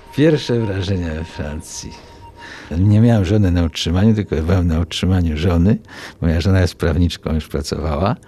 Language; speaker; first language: Polish; native; Polish